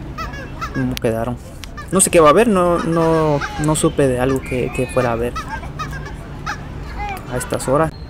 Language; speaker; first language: Spanish; native; Spanish